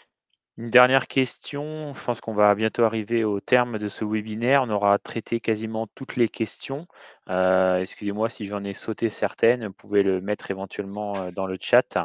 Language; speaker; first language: French; native; French